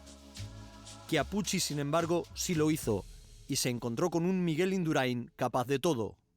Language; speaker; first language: Spanish; native; Spanish